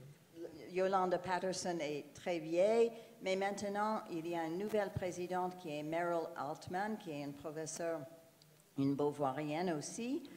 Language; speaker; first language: French; non-native, fluent; English